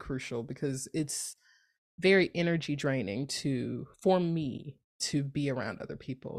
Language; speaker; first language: English; native; English